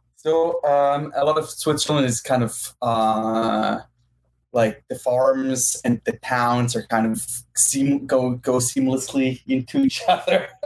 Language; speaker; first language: English; non-native, fluent; German